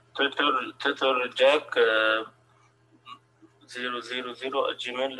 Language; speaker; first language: English; non-native, learner; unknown